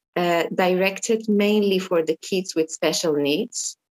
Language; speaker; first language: English; non-native, fluent; Armenian